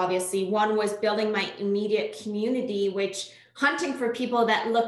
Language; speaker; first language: English; non-native, fluent; Persian